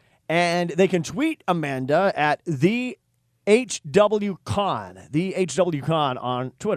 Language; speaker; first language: English; native; English